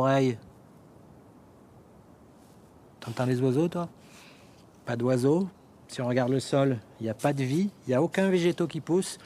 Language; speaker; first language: French; native; French